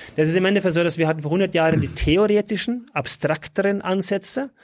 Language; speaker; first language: German; non-native, fluent; Norwegian